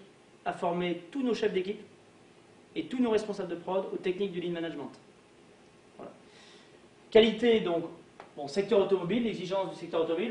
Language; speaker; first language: French; native; French